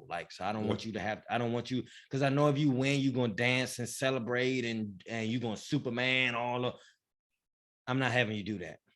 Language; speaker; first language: English; native; English